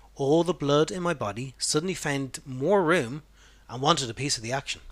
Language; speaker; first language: English; native; English